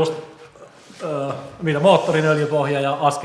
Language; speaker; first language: Finnish; native; Finnish